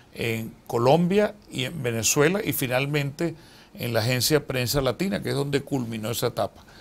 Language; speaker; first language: Spanish; native; Spanish